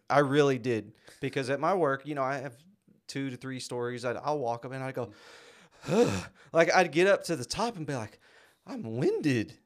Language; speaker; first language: English; native; English